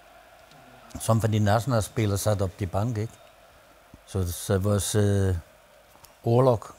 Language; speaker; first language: Dutch; non-native, fluent; Danish